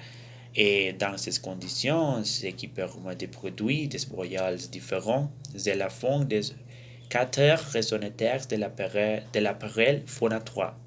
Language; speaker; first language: French; non-native, learner; Spanish